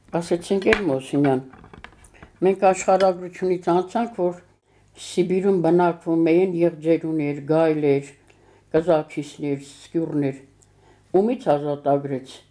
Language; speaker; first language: Armenian; native; Armenian